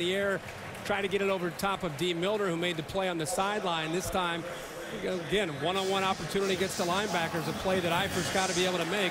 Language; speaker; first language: English; native; English